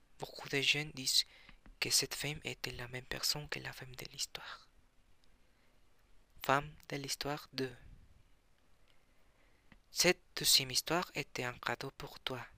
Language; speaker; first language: French; non-native, learner; Spanish